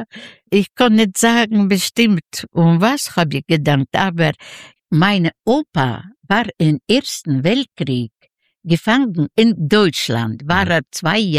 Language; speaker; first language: German; non-native, learner; Yiddish